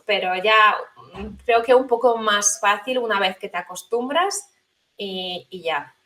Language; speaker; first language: Spanish; non-native, fluent; Polish